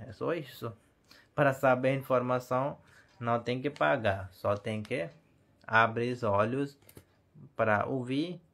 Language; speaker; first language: Portuguese; non-native, learner; Hindi